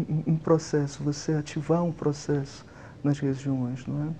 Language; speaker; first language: Portuguese; native; Portuguese